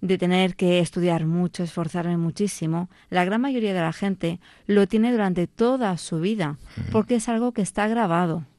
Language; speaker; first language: Spanish; non-native, local second language; Catalan